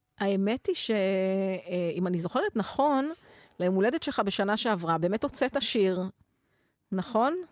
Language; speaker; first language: Hebrew; native; Hebrew